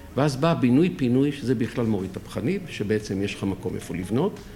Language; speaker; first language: Hebrew; early bilingual, other home language; French